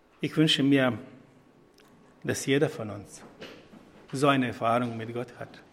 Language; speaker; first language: German; non-native, fluent; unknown